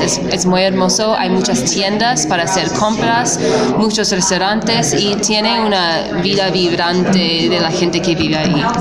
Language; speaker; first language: Spanish; non-native, fluent; English